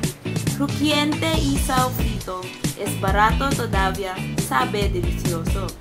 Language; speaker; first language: Spanish; non-native, learner; Filipino